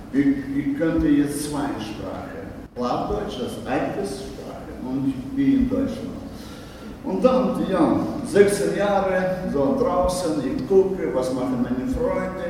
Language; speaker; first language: German; non-native, learner; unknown